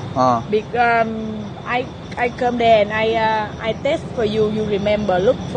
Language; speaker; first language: English; non-native, learner; Vietnamese